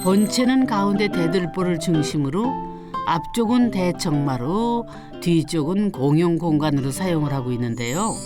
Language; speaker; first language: Korean; native; Korean